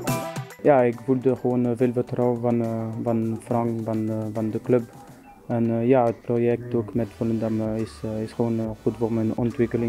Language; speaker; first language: Dutch; non-native, local second language; French